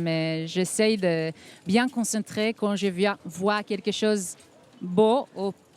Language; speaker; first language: French; non-native, fluent; Hebrew